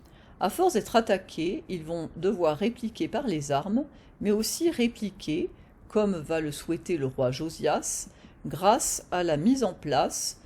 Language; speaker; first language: French; native; French